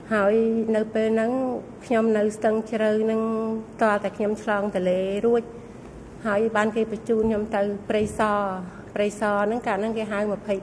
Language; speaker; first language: Khmer; native; Khmer